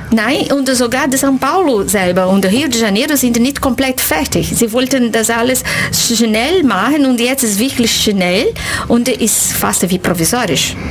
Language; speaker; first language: German; non-native, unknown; Portuguese